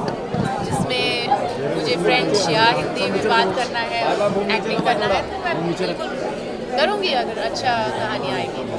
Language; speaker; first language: Hindi; early bilingual, other home language; French